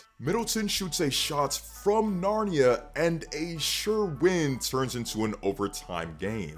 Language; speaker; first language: English; native; English